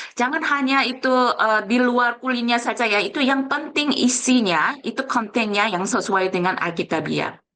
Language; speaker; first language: Indonesian; non-native, fluent; Korean